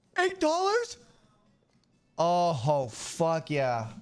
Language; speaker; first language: English; native; English